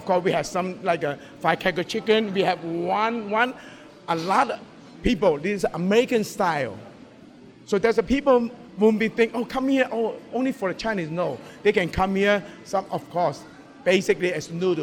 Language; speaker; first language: English; non-native, local second language; Cantonese